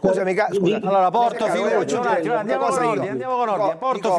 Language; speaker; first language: Italian; native; Italian